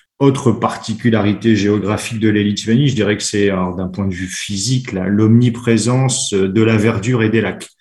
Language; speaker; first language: French; native; French